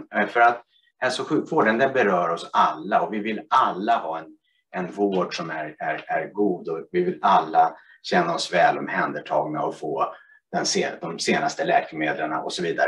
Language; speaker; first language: Swedish; native; Swedish